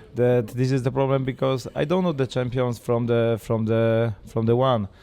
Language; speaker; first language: English; non-native, learner; Polish